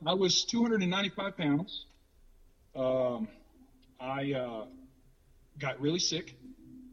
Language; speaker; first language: English; native; English